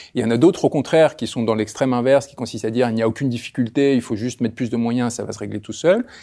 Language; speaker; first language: French; early bilingual, other home language; Spanish